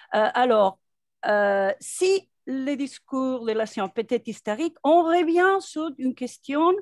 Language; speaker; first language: French; non-native, fluent; Spanish